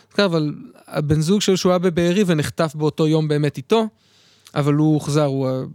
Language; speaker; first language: Hebrew; native; Hebrew